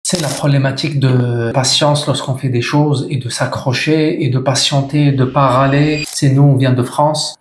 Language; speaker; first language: French; native; French